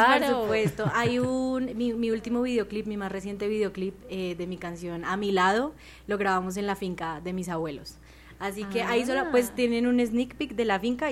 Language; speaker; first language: Spanish; native; Spanish